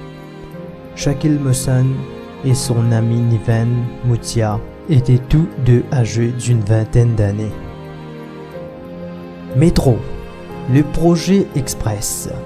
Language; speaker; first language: French; non-native, local second language; Morisyen